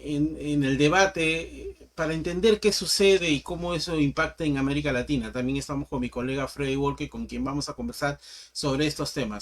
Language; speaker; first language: Spanish; native; Spanish